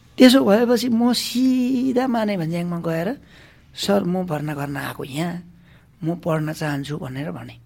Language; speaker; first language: Nepali; non-native, local second language; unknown